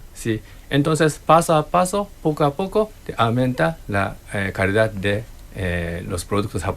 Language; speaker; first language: Spanish; non-native, learner; Japanese